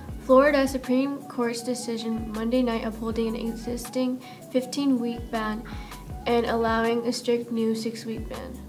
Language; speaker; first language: English; native; English